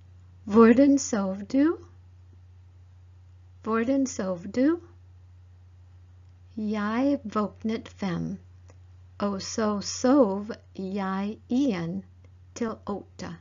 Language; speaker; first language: Norwegian; non-native, learner; English